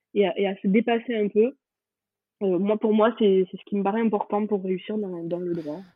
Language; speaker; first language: French; native; French